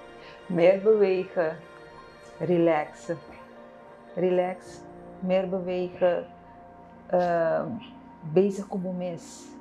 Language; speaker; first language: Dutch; non-native, local second language; Papiamento